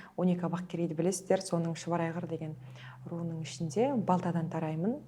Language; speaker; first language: Kazakh; early bilingual, heritage; Kazakh